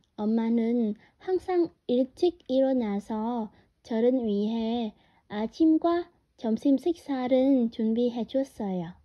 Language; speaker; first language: Korean; non-native, learner; Vietnamese